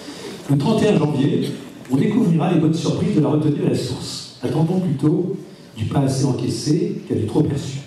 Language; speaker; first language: French; native; French